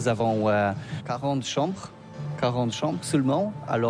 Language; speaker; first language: French; non-native, learner; Polish